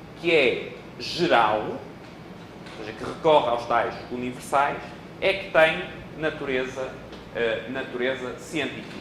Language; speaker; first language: Portuguese; native; Portuguese